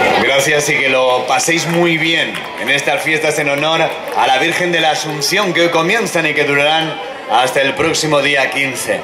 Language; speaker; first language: Spanish; native; Spanish